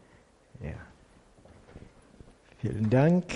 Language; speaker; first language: German; non-native, fluent; Czech